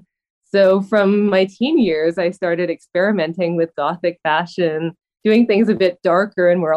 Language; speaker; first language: English; native; English